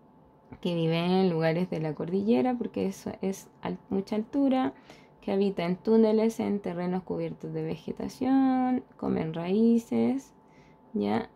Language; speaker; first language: Spanish; native; Spanish